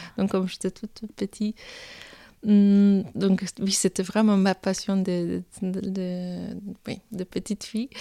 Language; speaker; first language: French; non-native, fluent; Polish